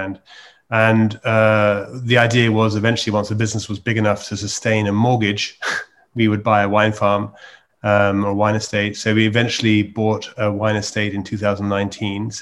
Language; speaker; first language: English; native; English